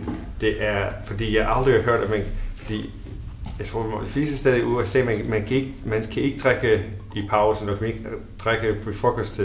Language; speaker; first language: Danish; non-native, learner; English